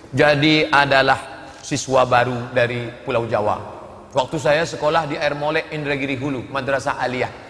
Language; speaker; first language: Indonesian; native; Indonesian